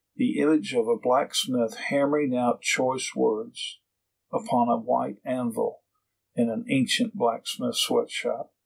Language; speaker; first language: English; native; English